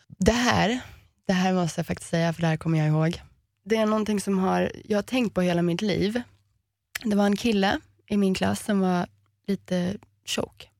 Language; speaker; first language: Swedish; early bilingual, heritage; Swedish